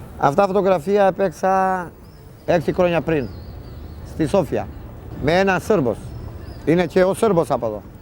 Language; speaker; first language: Greek; non-native, learner; Italian